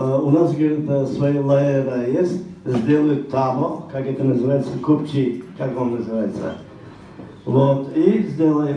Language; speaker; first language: Russian; non-native, local second language; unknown